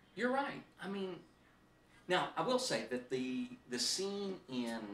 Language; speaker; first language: English; native; English